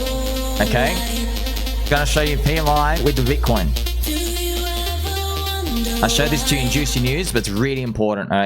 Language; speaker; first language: English; native; English